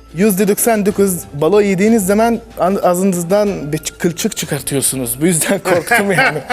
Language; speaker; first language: Turkish; non-native, learner; Arabic